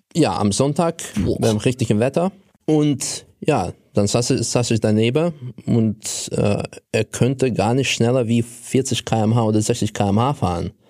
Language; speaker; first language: German; non-native, fluent; Russian